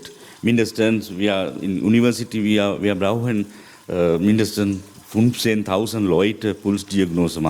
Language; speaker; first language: German; non-native, learner; Sinhala